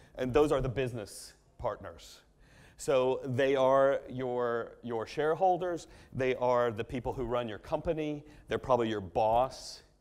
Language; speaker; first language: English; native; English